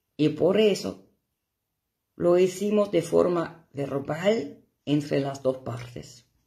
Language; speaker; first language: Spanish; non-native, fluent; German